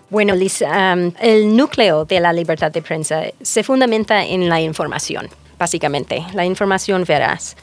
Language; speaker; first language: Spanish; non-native, fluent; English